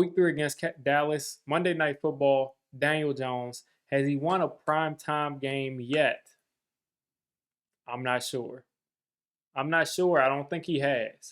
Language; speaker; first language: English; native; English